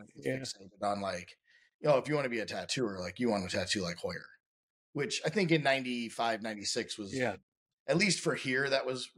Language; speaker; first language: English; native; English